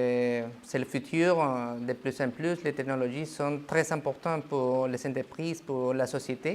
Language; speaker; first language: French; non-native, fluent; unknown